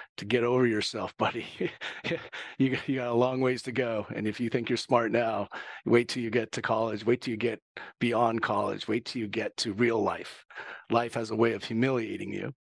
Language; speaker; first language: English; native; English